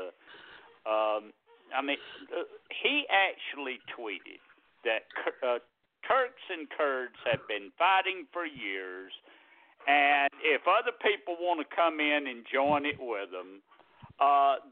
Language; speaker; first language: English; native; English